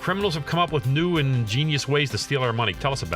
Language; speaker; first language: English; native; English